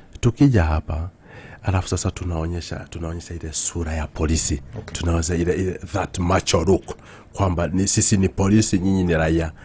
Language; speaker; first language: Swahili; non-native, local second language; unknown